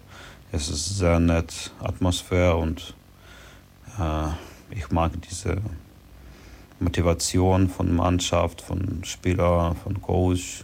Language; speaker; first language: German; non-native, learner; Ukrainian